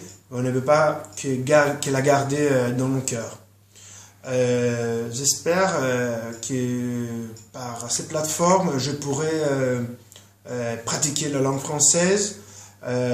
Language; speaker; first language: French; non-native, fluent; Greek